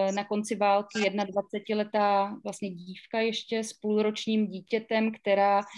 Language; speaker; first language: Czech; native; Czech